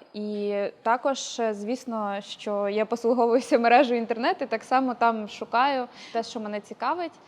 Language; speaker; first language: Ukrainian; native; Ukrainian